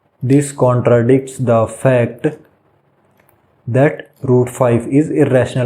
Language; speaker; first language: Hindi; native; Hindi